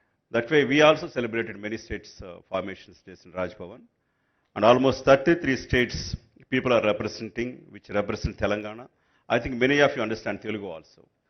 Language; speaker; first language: English; non-native, local second language; Telugu